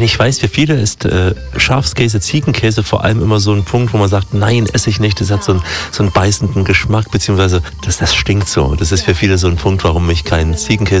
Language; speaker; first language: German; native; German